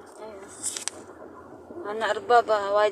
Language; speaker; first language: Arabic; non-native, learner; Filipino